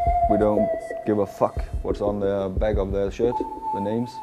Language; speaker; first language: English; non-native, fluent; Danish